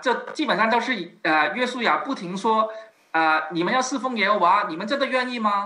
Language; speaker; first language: Chinese; native; Chinese